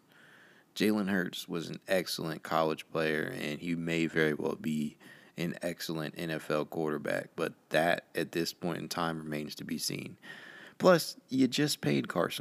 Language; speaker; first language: English; native; English